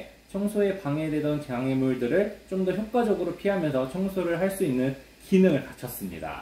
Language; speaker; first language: Korean; native; Korean